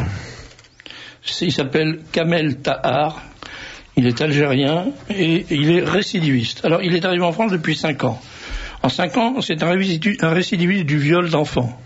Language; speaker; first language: French; native; French